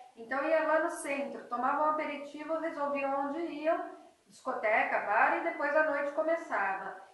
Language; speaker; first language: Portuguese; native; Portuguese